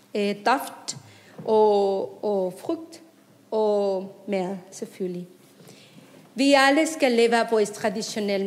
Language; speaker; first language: Danish; non-native, fluent; Spanish